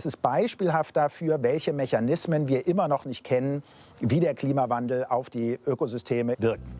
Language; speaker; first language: German; native; German